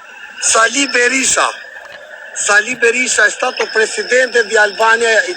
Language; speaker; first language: Italian; non-native, learner; Albanian